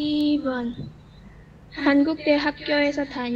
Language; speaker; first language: Korean; non-native, learner; Indonesian